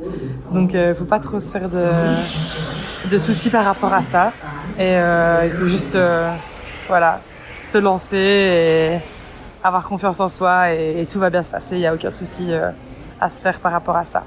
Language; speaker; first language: French; native; French